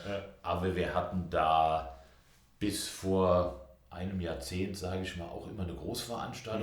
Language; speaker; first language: German; native; German